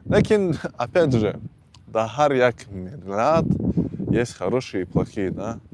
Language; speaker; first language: Russian; non-native, local second language; Tajik